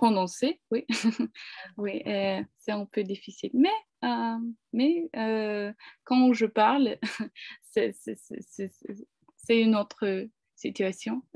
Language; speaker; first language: French; non-native, learner; Ukrainian